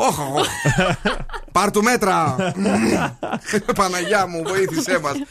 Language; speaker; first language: Greek; native; Greek